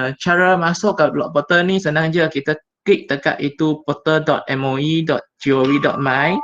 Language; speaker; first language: Malay; non-native, local second language; Chinese